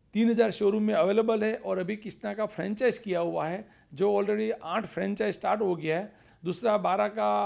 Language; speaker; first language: Hindi; non-native, local second language; Gujarati